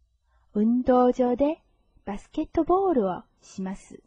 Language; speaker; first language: Japanese; non-native, fluent; Chinese